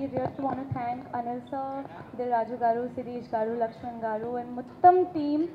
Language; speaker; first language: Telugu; non-native, learner; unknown